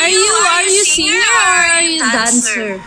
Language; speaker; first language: English; non-native, learner; Filipino